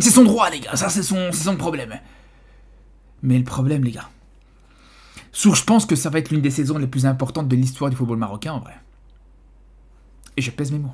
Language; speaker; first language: French; native; French